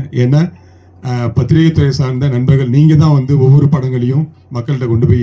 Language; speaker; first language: Tamil; native; Tamil